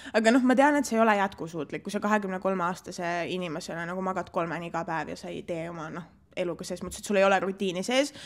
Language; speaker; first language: Estonian; native; Estonian